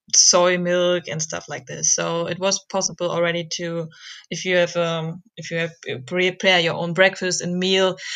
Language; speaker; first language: English; non-native, fluent; German